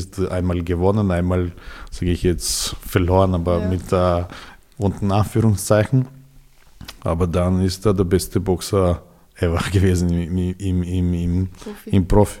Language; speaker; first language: German; non-native, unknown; Serbian